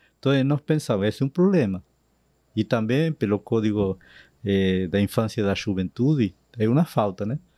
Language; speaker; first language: Portuguese; non-native, fluent; Spanish